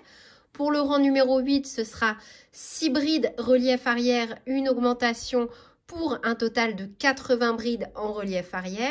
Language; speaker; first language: French; native; French